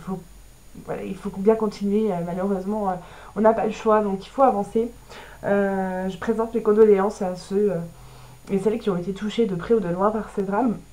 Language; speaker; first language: French; native; French